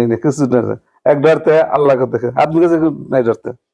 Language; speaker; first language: Hindi; non-native, learner; Bangla